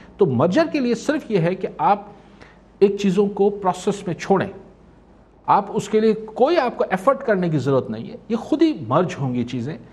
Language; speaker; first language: Urdu; non-native, local second language; Sindhi